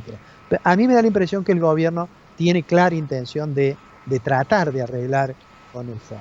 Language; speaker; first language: Spanish; native; Spanish